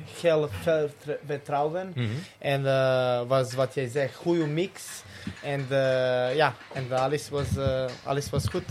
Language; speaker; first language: Dutch; non-native, learner; Serbian